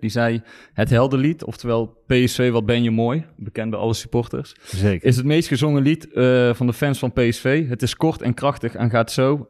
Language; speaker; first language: Dutch; native; Dutch